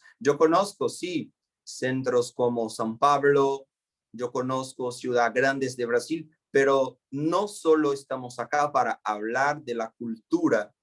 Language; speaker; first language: Spanish; non-native, fluent; Portuguese